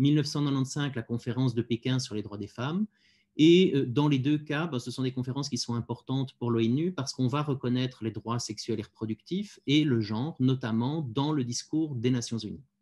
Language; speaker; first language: French; native; French